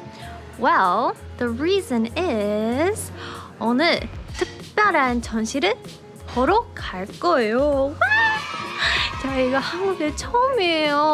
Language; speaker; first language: Korean; non-native, learner; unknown